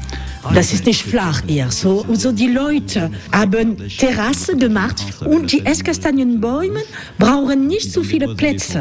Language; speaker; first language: German; non-native, learner; French